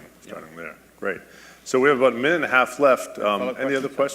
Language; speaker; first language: English; native; English